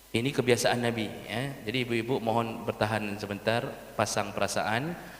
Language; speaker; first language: Malay; non-native, local second language; Achinese